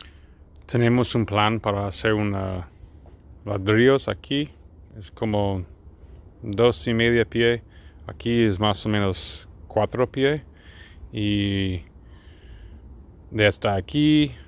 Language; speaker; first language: Spanish; non-native, learner; English